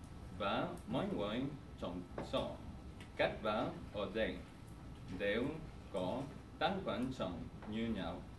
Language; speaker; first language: Vietnamese; non-native, learner; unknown